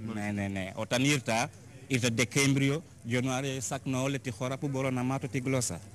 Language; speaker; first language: Greek; non-native, learner; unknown